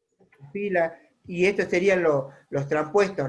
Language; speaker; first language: Spanish; native; Spanish